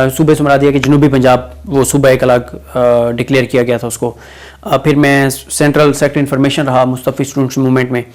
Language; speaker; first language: Urdu; non-native, local second language; Saraiki